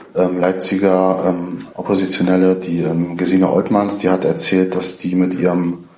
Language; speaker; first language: German; native; German